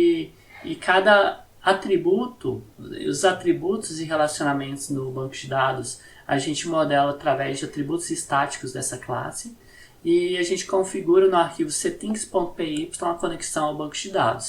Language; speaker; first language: Portuguese; native; Portuguese